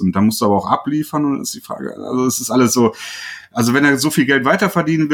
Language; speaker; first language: German; native; German